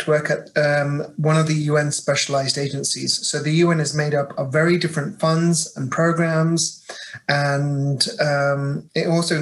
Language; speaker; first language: English; native; English